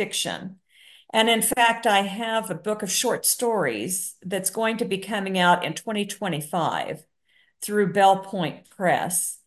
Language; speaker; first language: English; native; English